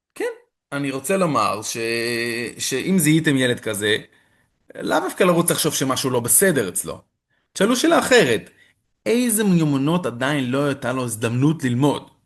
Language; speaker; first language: Hebrew; non-native, fluent; English